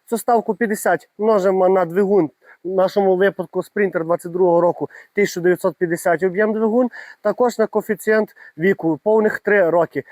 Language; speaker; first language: Ukrainian; native; Ukrainian